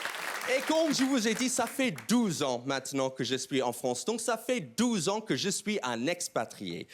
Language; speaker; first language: French; non-native, fluent; English